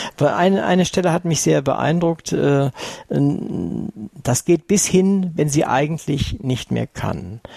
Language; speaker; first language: German; native; German